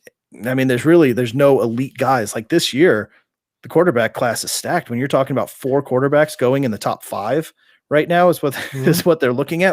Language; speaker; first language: English; native; English